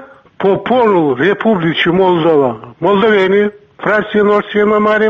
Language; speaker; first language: Romanian; non-native, local second language; Gagauz